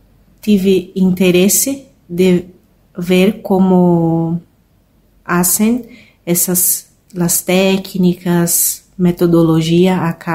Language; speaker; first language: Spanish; non-native, learner; Portuguese